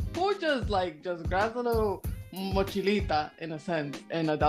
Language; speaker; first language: English; native; English